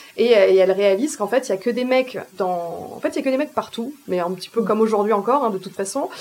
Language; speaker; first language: French; native; French